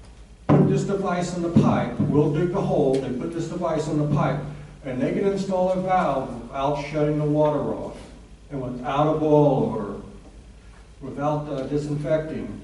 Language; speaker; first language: English; native; English